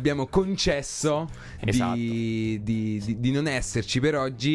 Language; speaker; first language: Italian; native; Italian